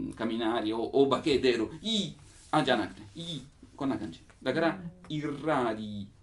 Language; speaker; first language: Japanese; non-native, learner; Italian